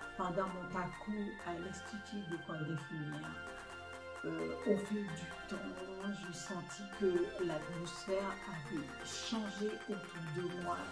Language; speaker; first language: French; non-native, local second language; Haitian Creole